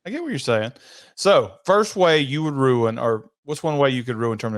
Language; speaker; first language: English; native; English